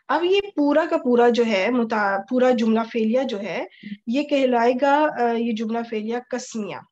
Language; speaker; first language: Urdu; native; Urdu